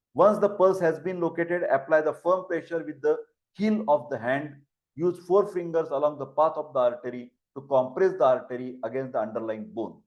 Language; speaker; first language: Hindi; non-native, local second language; Marathi